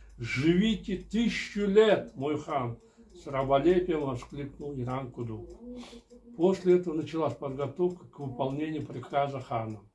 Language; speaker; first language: Russian; non-native, local second language; Kyrgyz